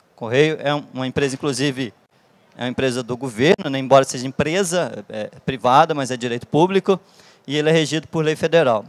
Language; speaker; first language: Portuguese; native; Portuguese